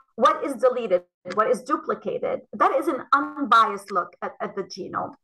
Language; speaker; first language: English; non-native, fluent; Arabic